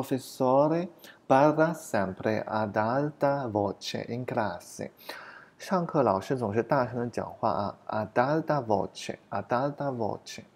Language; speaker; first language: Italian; non-native, fluent; Chinese